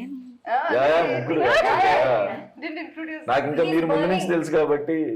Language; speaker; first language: Telugu; native; Telugu